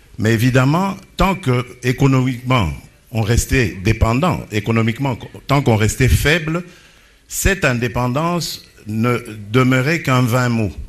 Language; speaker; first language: French; non-native, local second language; Lingala